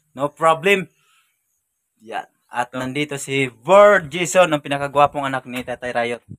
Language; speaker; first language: Filipino; non-native, local second language; Masbatenyo